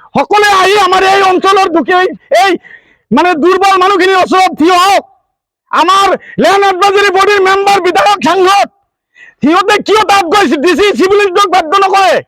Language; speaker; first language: Assamese; non-native, local second language; Bangla